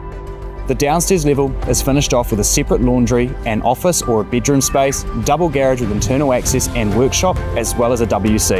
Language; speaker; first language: English; native; English